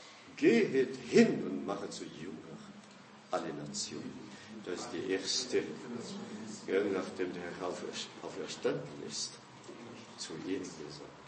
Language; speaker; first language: German; non-native, fluent; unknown